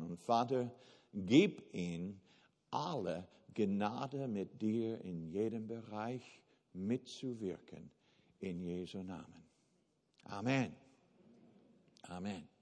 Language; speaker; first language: German; non-native, fluent; English